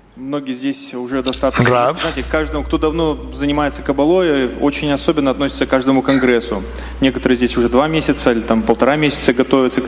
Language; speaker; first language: Russian; native; Russian